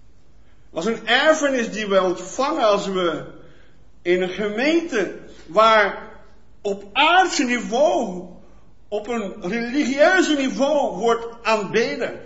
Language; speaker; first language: Dutch; non-native, fluent; Portuguese